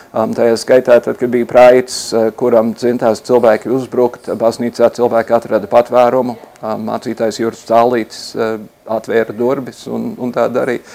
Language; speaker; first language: Latvian; early bilingual, heritage; Latvian